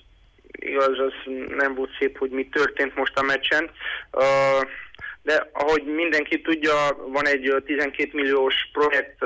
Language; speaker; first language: Hungarian; non-native, local second language; Romanian